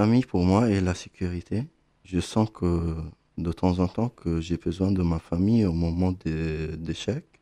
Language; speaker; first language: French; non-native, fluent; Arabic